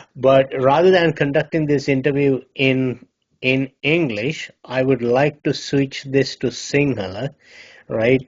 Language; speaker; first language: English; non-native, local second language; Sinhala